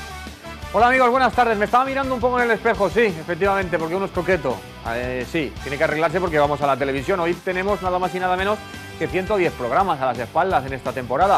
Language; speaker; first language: Spanish; native; Spanish